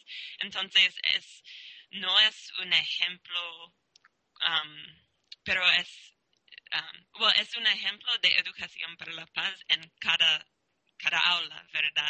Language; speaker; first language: Spanish; non-native, learner; English